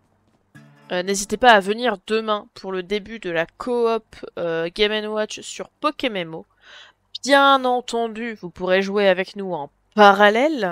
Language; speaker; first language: French; native; French